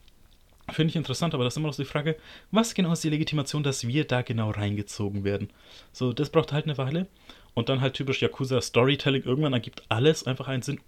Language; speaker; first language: German; native; German